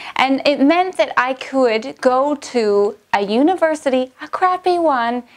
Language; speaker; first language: English; native; English